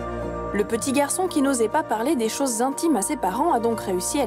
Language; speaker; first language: French; native; French